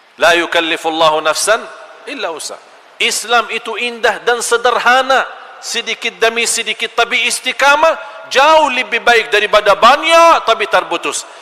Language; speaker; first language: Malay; non-native, fluent; Arabic